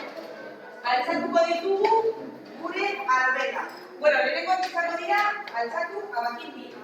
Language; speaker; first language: Basque; non-native, local second language; Spanish